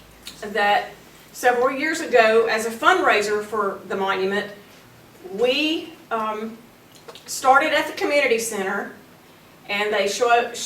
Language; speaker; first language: English; native; English